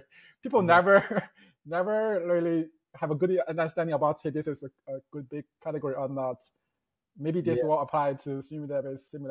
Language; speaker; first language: English; non-native, fluent; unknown